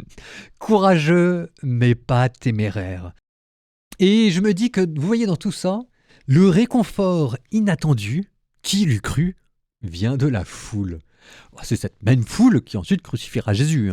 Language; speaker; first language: French; native; French